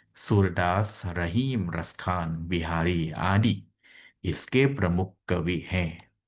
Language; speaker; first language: Hindi; non-native, fluent; Thai